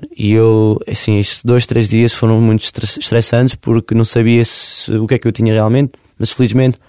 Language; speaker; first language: Portuguese; native; Portuguese